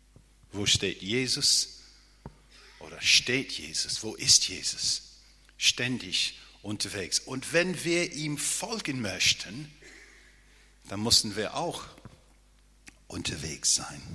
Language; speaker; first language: German; non-native, fluent; English